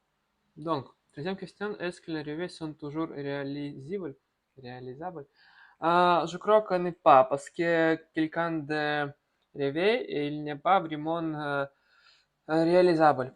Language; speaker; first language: French; non-native, learner; Russian